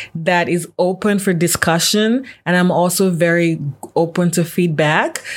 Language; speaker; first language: English; non-native, local second language; Yoruba